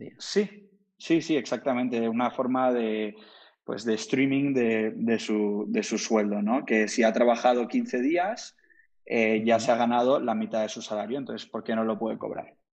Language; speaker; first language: Spanish; native; Spanish